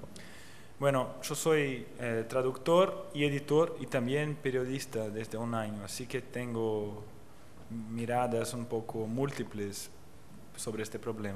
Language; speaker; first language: Spanish; non-native, fluent; Portuguese